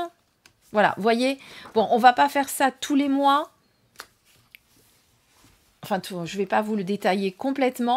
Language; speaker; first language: French; native; French